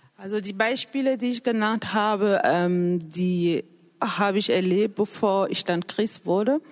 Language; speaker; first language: German; non-native, fluent; French